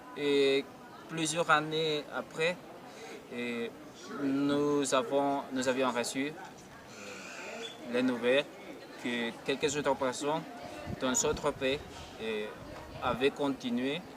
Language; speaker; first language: French; non-native, learner; Spanish